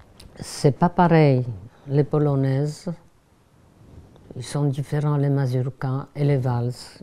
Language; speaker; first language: French; non-native, fluent; Polish